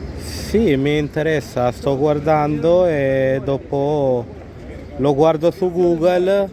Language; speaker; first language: Italian; non-native, learner; Urdu